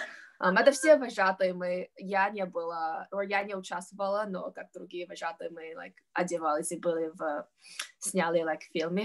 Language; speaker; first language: Russian; non-native, learner; English